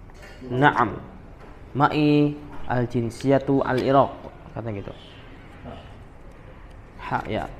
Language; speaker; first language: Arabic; non-native, fluent; Indonesian